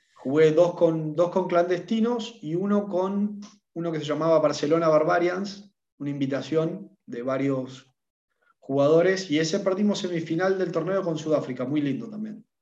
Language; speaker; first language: Spanish; native; Spanish